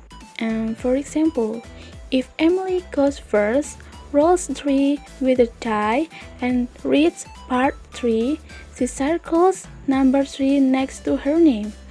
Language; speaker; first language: English; non-native, learner; Indonesian